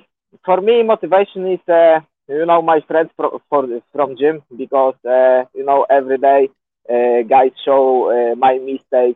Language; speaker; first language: English; non-native, learner; Polish